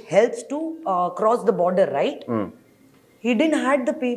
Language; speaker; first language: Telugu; non-native, learner; Hindi